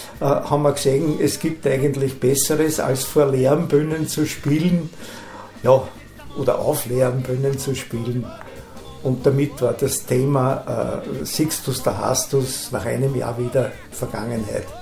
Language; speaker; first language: German; native; German